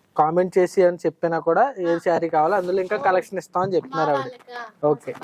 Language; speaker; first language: Telugu; non-native, local second language; Tamil